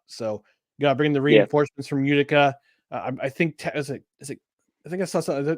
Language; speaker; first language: English; native; English